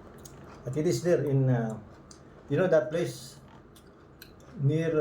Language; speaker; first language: English; non-native, local second language; Filipino